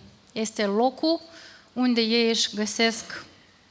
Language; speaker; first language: Romanian; non-native, fluent; Ukrainian